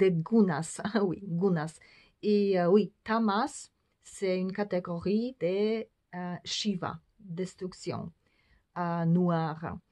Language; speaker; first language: French; non-native, fluent; Polish